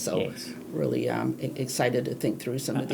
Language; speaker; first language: English; native; English